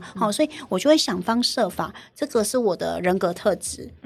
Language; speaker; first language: Chinese; native; Chinese